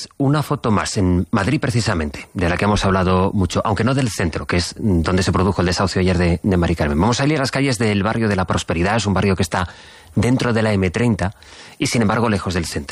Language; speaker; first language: Spanish; native; Spanish